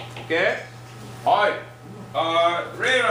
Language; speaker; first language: English; non-native, learner; Japanese